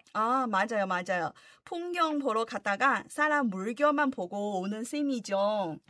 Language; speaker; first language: Korean; non-native, fluent; Chinese